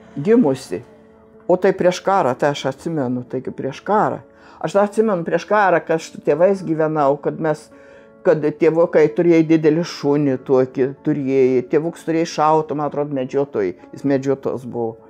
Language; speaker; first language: Lithuanian; non-native, local second language; German